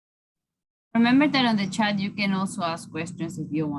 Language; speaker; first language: English; non-native, fluent; Spanish